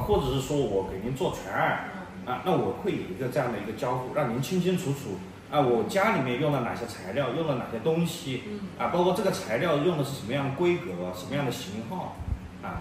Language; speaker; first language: Chinese; native; Chinese